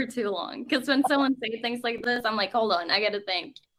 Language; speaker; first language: English; non-native, fluent; Norwegian